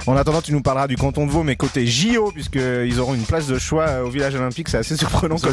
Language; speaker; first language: French; native; French